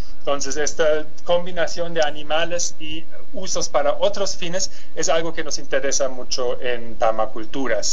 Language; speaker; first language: Spanish; non-native, fluent; German